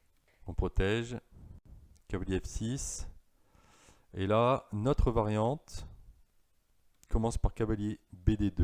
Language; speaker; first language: French; native; French